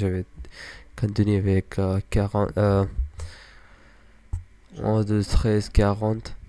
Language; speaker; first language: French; non-native, learner; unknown